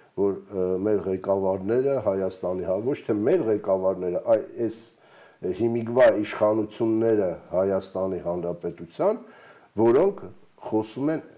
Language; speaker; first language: Armenian; native; Armenian